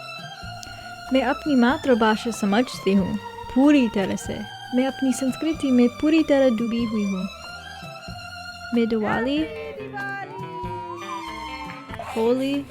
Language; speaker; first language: Hindi; early bilingual, heritage; English